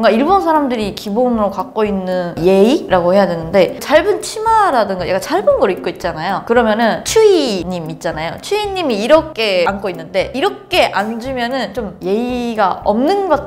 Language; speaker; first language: Korean; non-native, fluent; Japanese